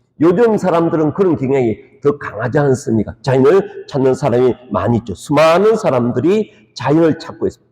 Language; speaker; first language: Korean; native; Korean